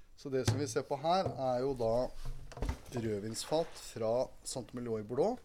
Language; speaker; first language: Norwegian; native; Norwegian